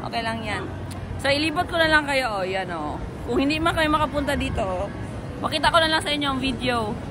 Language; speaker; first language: Filipino; non-native, local second language; Cebuano